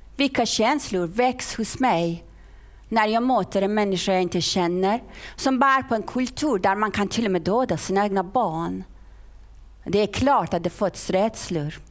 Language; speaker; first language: Swedish; non-native, fluent; Persian